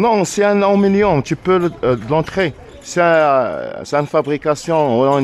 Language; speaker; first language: French; non-native, learner; Arabic